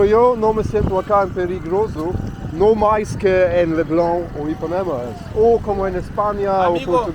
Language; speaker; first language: Spanish; non-native, learner; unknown